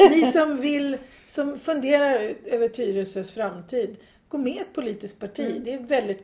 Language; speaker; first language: Swedish; native; Swedish